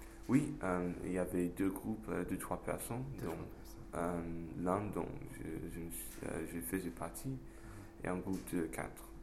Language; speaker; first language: French; non-native, fluent; English